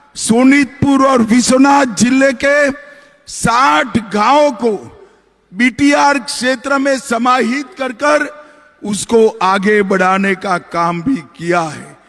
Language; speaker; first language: Hindi; non-native, local second language; Gujarati